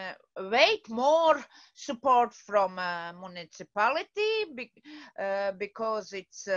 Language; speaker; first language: English; non-native, learner; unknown